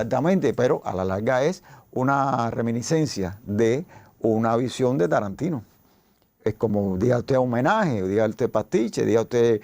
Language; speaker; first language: Spanish; native; Spanish